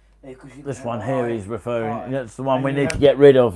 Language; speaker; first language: English; native; English